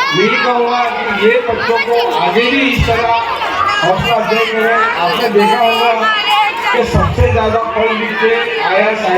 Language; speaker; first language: Hindi; non-native, local second language; Urdu